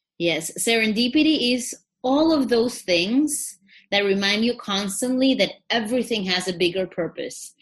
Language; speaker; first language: English; non-native, fluent; Spanish